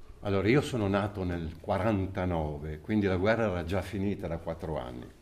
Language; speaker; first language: Italian; native; Italian